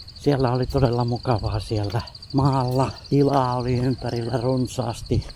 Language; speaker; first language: Finnish; native; Finnish